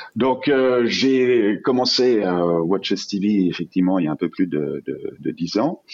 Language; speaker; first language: French; native; French